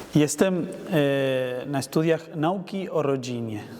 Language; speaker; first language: Polish; non-native, learner; Spanish